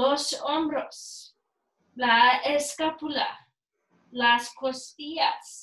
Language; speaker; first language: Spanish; non-native, learner; English